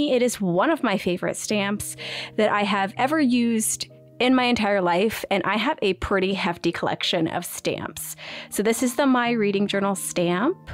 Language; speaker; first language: English; native; English